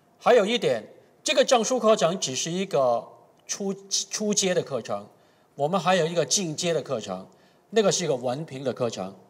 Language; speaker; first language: Chinese; non-native, local second language; Cantonese